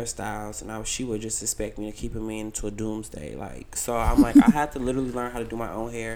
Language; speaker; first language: English; native; English